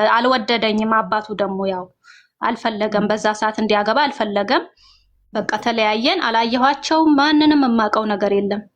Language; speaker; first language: Amharic; non-native, local second language; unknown